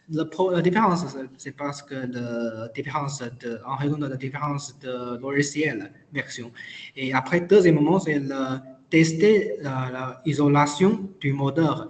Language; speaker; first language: French; non-native, learner; Chinese